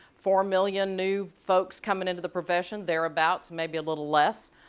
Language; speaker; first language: English; native; English